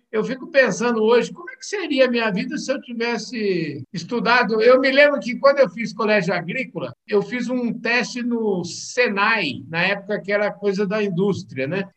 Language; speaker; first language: Portuguese; native; Portuguese